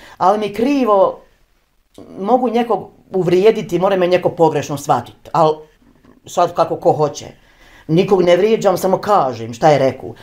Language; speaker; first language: Croatian; native; Croatian